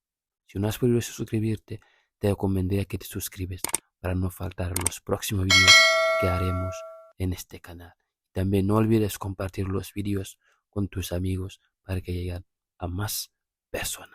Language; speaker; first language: Spanish; non-native, local second language; Fula